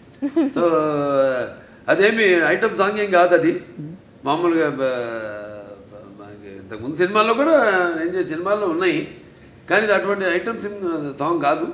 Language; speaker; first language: Telugu; native; Telugu